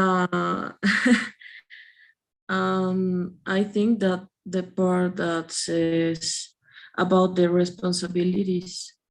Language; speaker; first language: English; non-native, learner; Spanish